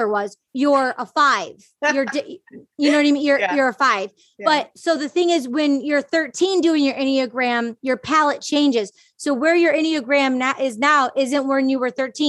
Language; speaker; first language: English; native; English